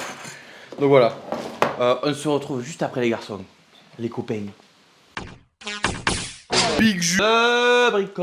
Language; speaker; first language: French; native; French